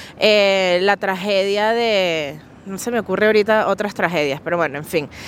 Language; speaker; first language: Spanish; native; Spanish